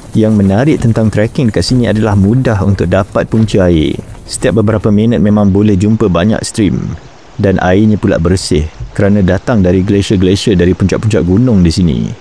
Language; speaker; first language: Malay; native; Malay